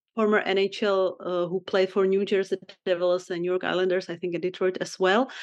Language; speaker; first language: English; non-native, fluent; Czech